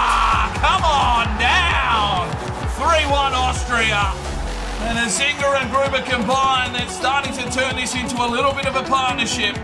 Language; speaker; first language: English; native; English